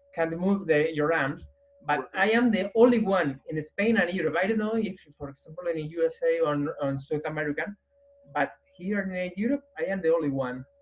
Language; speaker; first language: English; non-native, learner; Spanish